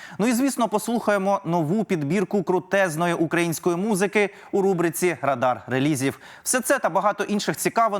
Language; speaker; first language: Ukrainian; native; Ukrainian